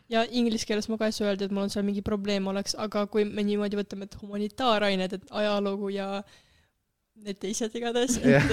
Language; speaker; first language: Estonian; non-native, local second language; Russian